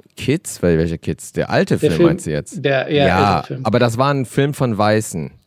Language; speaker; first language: German; native; German